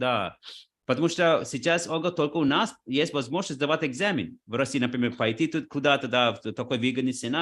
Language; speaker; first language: Russian; non-native, fluent; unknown